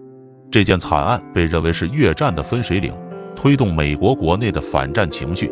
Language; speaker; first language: Chinese; native; Chinese